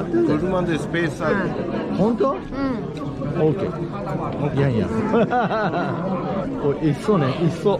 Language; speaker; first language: Japanese; native; Japanese